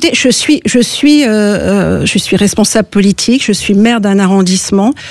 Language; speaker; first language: French; native; French